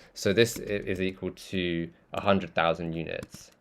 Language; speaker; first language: English; early bilingual, other home language; Tamil